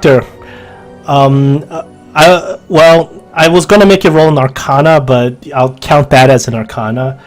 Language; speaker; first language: English; native; English